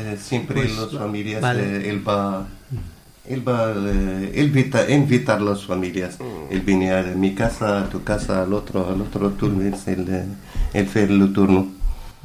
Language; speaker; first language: Spanish; non-native, learner; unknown